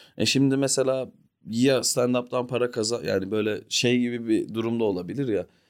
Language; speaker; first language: Turkish; early bilingual, heritage; Turkish